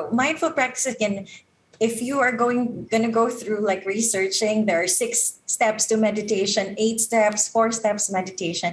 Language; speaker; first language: English; non-native, local second language; Filipino